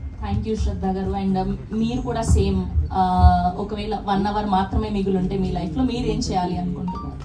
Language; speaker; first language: Telugu; native; Telugu